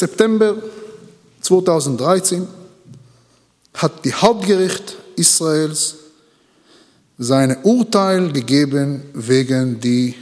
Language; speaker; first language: German; non-native, learner; Hebrew